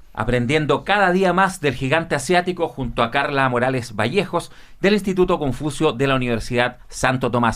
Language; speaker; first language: Spanish; native; Spanish